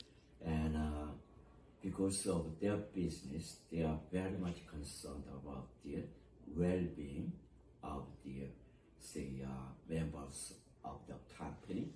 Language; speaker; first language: English; non-native, fluent; Korean